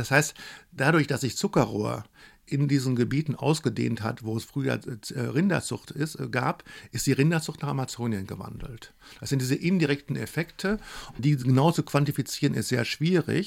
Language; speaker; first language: German; native; German